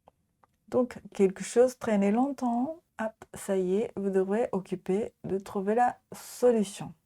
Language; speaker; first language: French; non-native, learner; Japanese